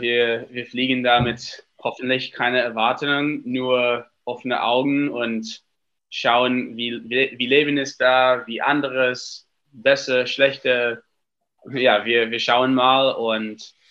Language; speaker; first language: German; non-native, learner; English